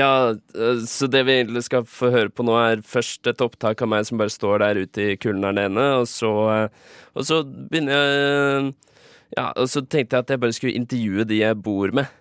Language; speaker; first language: Norwegian; native; Norwegian